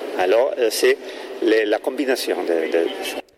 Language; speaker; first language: French; non-native, learner; Catalan